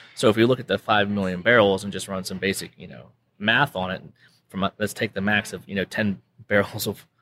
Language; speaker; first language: English; native; English